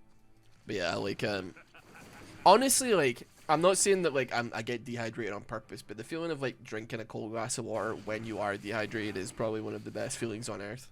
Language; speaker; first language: English; native; English